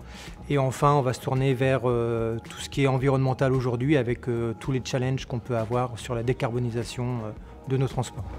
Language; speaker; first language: French; native; French